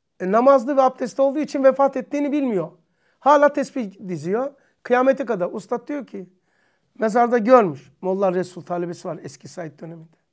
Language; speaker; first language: Turkish; native; Turkish